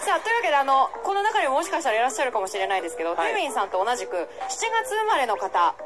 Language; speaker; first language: Japanese; native; Japanese